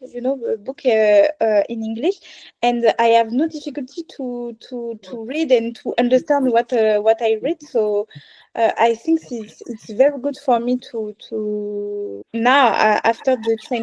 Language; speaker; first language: English; non-native, learner; French